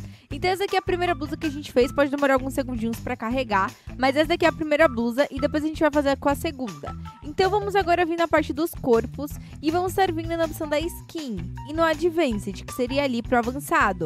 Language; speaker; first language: Portuguese; native; Portuguese